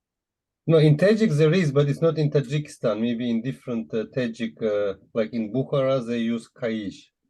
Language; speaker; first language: English; non-native, fluent; Uzbek